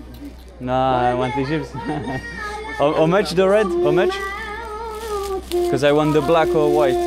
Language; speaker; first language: English; non-native, learner; French